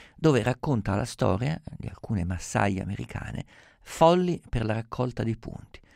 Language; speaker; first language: Italian; native; Italian